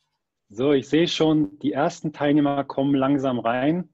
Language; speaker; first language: German; native; German